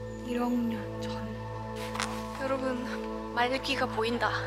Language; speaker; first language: Korean; non-native, fluent; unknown